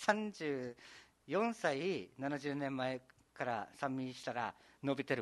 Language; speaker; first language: Japanese; native; Japanese